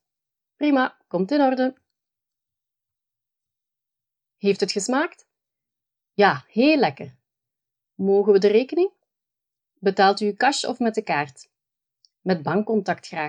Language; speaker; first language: English; non-native, fluent; Dutch